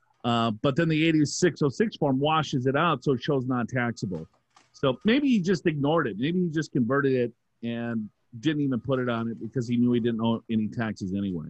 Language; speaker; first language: English; native; English